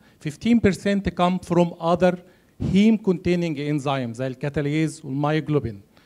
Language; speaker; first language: English; non-native, fluent; Arabic